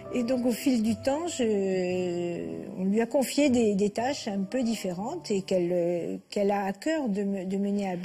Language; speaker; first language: French; native; French